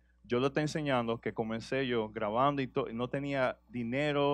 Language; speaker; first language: Spanish; early bilingual, heritage; Spanish